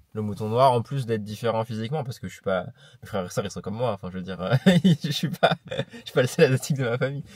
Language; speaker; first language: French; native; French